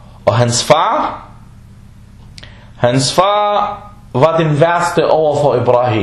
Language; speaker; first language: Danish; non-native, fluent; Arabic